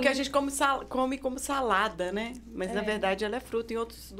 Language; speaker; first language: Portuguese; native; Portuguese